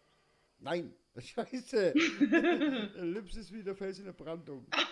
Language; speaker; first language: German; native; German